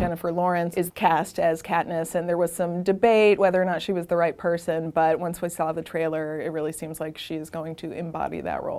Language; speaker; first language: English; native; English